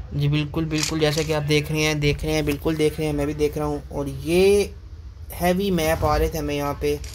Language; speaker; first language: Hindi; native; Hindi